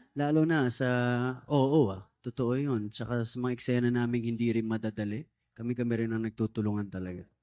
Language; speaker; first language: Filipino; native; Filipino